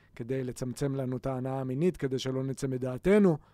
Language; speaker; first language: Hebrew; native; Hebrew